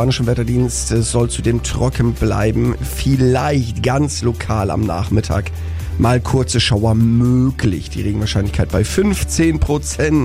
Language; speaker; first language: German; native; German